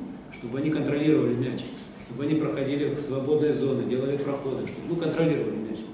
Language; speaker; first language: Russian; native; Russian